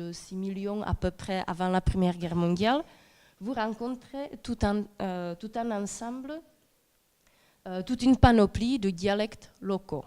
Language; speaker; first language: French; non-native, fluent; Czech